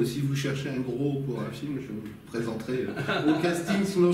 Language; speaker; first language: French; native; French